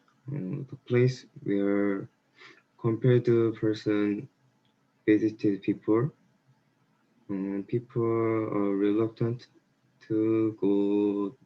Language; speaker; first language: English; non-native, learner; Korean